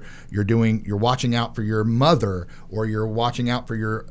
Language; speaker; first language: English; native; English